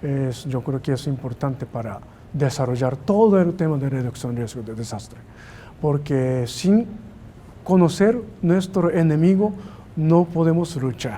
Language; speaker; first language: Spanish; non-native, learner; Japanese